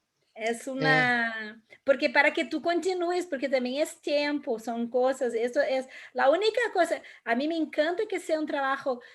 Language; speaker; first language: Spanish; non-native, fluent; Portuguese